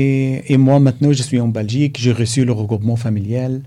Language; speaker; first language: French; non-native, fluent; Arabic